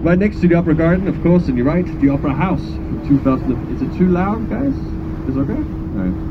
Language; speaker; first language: English; non-native, fluent; Danish